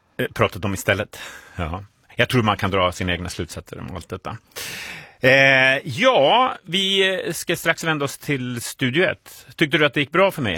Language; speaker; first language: Swedish; native; Swedish